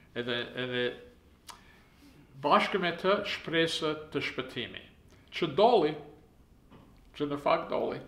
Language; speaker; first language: Albanian; early bilingual, heritage; Albanian